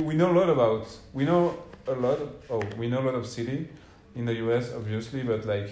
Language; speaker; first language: English; non-native, fluent; French